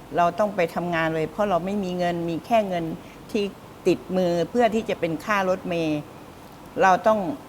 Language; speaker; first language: Thai; native; Thai